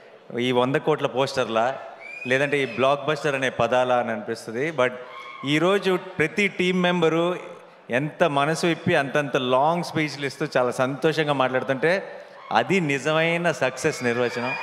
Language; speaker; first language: Telugu; native; Telugu